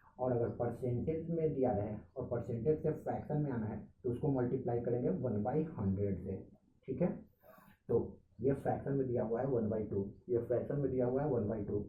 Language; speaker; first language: Hindi; native; Hindi